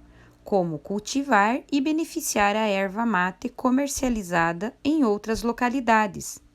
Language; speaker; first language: Portuguese; native; Portuguese